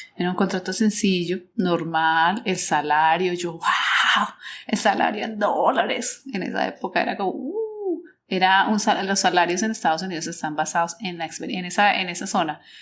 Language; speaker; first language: Spanish; native; Spanish